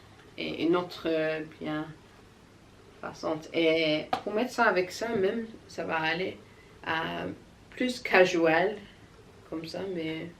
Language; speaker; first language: French; non-native, learner; English